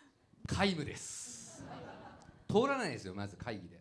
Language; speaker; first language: Japanese; native; Japanese